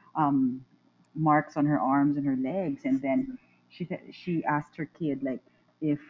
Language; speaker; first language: English; non-native, local second language; Filipino